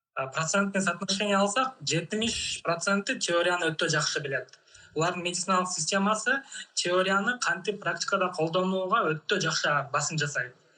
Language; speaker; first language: Kyrgyz; native; Kyrgyz